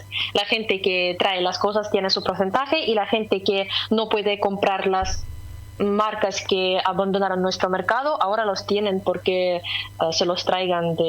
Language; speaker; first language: Spanish; non-native, fluent; Russian